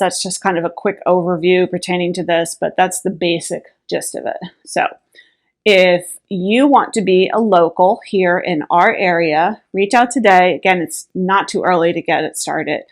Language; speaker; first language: English; native; English